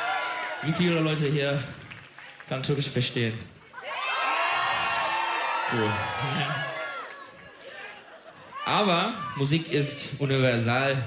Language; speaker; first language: German; non-native, learner; Turkish